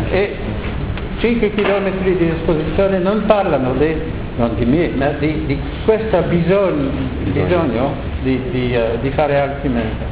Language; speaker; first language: Italian; non-native, learner; French